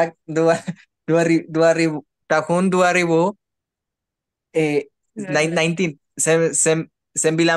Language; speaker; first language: Indonesian; non-native, learner; Spanish